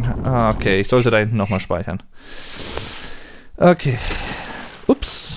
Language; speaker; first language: German; native; German